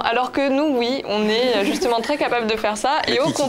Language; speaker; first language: French; native; French